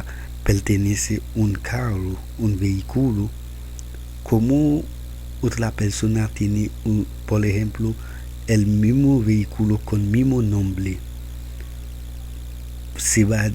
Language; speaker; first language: Spanish; non-native, learner; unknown